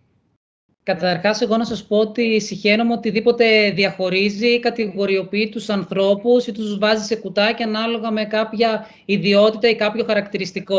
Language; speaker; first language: Greek; native; Greek